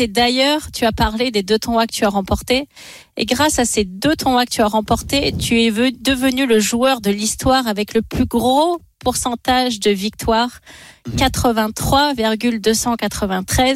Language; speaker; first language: French; native; French